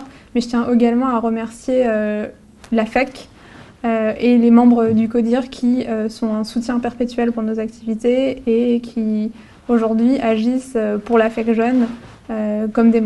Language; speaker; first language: French; native; French